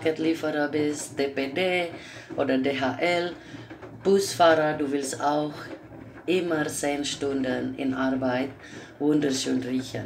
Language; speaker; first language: German; non-native, learner; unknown